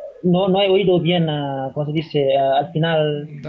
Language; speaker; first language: Spanish; non-native, learner; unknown